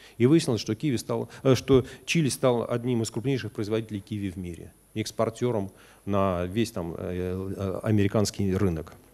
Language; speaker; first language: Russian; native; Russian